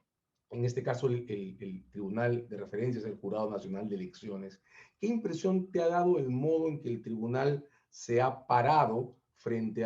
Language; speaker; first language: Spanish; native; Spanish